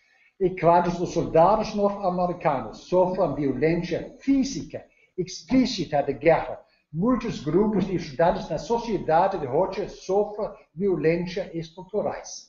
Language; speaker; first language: Portuguese; non-native, learner; Danish